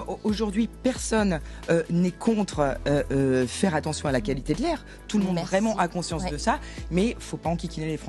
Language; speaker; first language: French; native; French